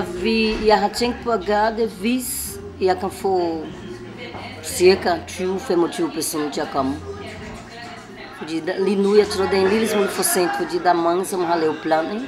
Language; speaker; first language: Danish; non-native, fluent; Portuguese